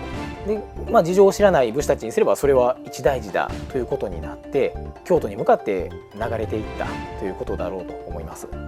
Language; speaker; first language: Japanese; native; Japanese